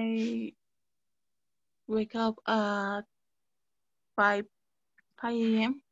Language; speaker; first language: English; non-native, learner; Spanish